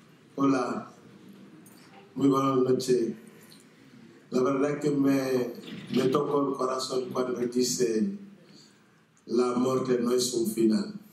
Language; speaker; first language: Spanish; non-native, fluent; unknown